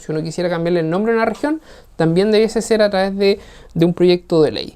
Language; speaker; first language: Spanish; native; Spanish